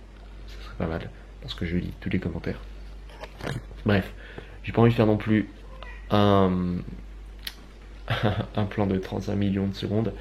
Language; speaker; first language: French; native; French